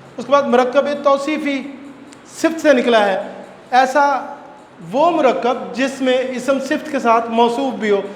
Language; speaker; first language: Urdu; non-native, local second language; Punjabi